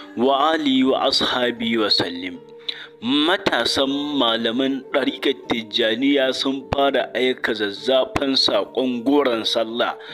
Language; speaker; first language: Hausa; native; Hausa